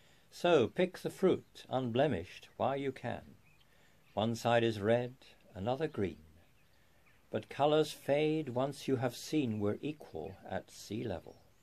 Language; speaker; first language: English; native; English